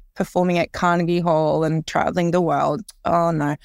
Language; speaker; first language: English; early bilingual, other home language; Korean